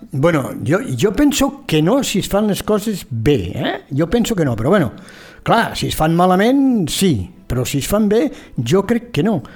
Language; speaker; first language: Catalan; native; Catalan